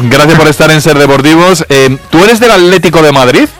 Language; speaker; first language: Spanish; native; Spanish